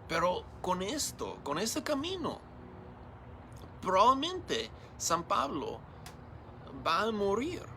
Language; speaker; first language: Spanish; non-native, learner; English